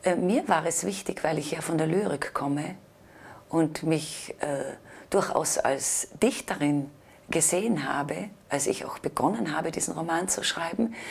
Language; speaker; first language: German; non-native, local second language; Slovenian